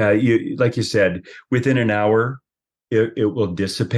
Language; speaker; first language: English; native; English